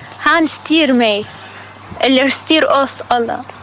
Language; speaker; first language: Swedish; non-native, learner; Arabic